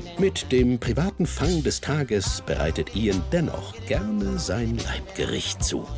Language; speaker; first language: German; native; German